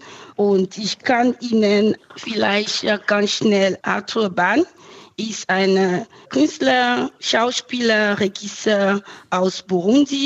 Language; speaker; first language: German; non-native, fluent; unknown